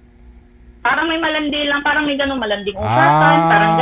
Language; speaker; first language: Filipino; native; Filipino